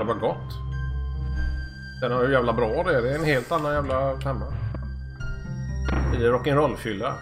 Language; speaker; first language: Swedish; native; Swedish